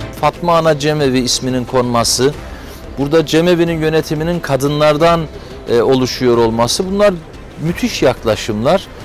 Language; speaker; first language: Turkish; native; Turkish